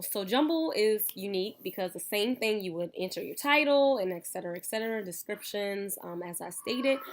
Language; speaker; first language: English; native; English